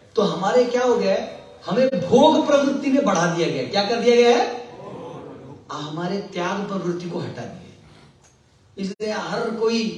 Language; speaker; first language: Hindi; native; Hindi